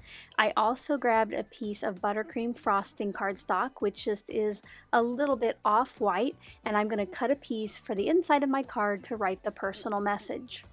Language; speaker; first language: English; native; English